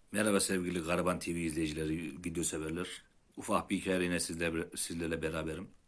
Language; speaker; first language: Turkish; native; Turkish